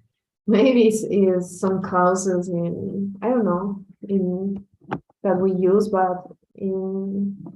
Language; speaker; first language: English; non-native, learner; Spanish